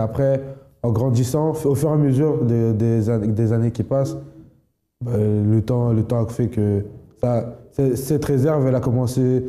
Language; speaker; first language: French; native; French